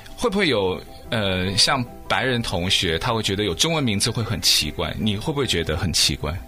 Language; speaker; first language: Chinese; native; Chinese